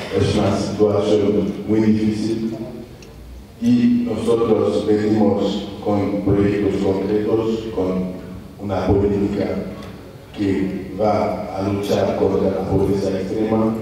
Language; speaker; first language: Spanish; non-native, fluent; French